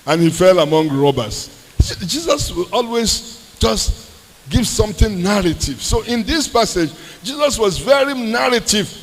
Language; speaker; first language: English; non-native, local second language; Yoruba